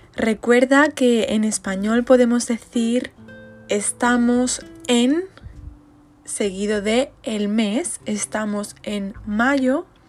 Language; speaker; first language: Spanish; native; Spanish